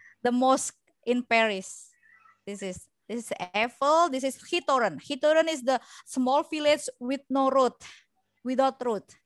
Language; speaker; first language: English; non-native, learner; Indonesian